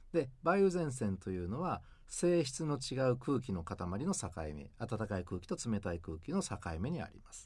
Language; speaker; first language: Japanese; native; Japanese